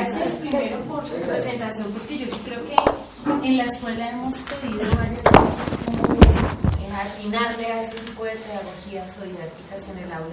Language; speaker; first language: Spanish; native; Spanish